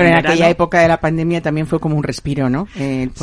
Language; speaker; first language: Spanish; native; Spanish